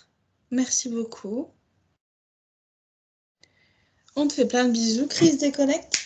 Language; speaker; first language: French; native; French